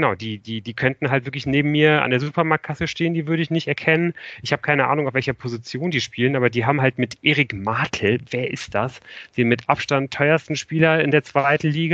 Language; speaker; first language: German; native; German